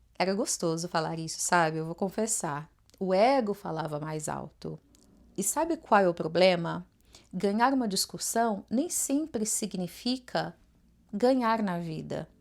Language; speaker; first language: Portuguese; native; Portuguese